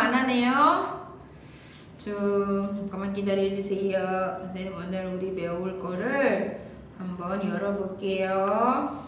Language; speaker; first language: Korean; non-native, fluent; Indonesian